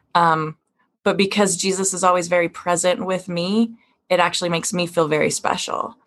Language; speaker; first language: English; native; English